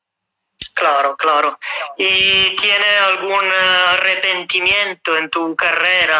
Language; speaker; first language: Spanish; non-native, fluent; Italian